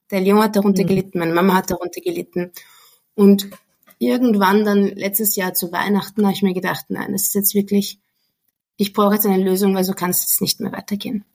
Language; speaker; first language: German; native; German